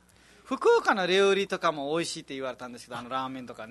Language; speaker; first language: Japanese; non-native, fluent; Nepali